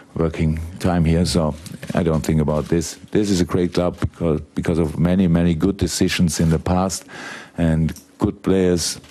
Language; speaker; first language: English; non-native, fluent; German